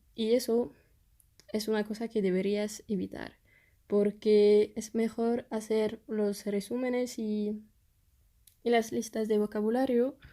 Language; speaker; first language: Spanish; non-native, fluent; French